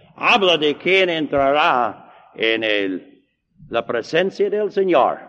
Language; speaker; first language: Spanish; non-native, learner; English